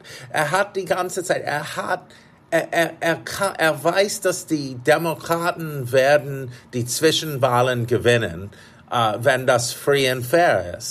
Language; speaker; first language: German; non-native, fluent; English